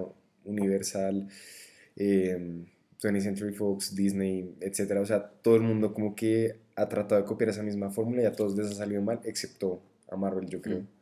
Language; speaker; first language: Spanish; native; Spanish